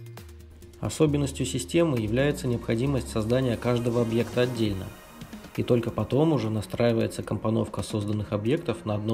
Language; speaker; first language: Russian; native; Russian